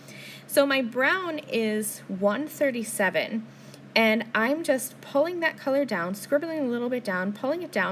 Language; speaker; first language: English; native; English